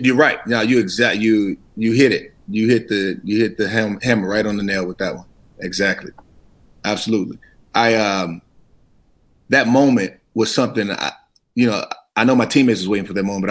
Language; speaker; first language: English; native; English